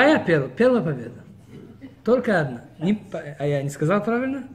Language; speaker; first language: Russian; early bilingual, heritage; Russian